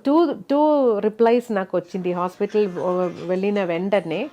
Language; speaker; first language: Telugu; non-native, fluent; Malayalam